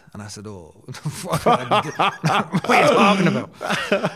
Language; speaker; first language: English; native; English